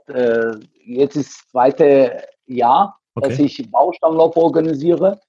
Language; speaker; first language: German; native; German